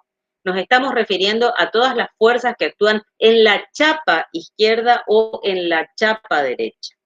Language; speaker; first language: Spanish; native; Spanish